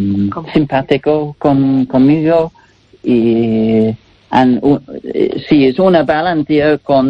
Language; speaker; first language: Spanish; non-native, learner; English